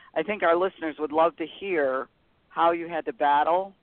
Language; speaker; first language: English; native; English